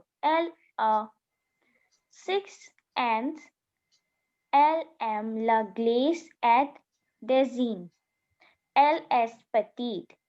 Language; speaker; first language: French; non-native, learner; Hindi